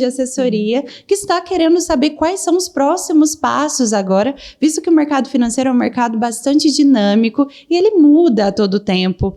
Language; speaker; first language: Portuguese; native; Portuguese